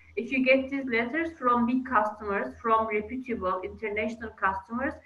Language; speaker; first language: English; non-native, fluent; Turkish